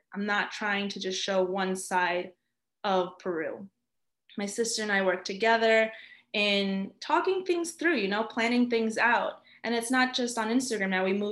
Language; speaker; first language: English; early bilingual, other home language; Spanish